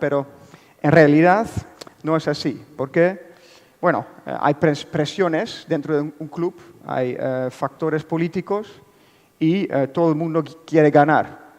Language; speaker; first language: Spanish; non-native, fluent; Dutch